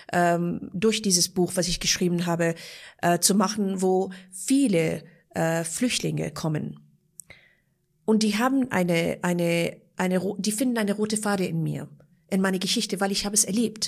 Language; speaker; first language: German; non-native, fluent; Persian